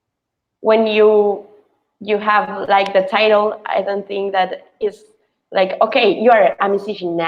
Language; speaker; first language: English; non-native, fluent; Spanish